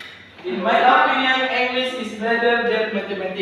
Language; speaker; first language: English; non-native, learner; Indonesian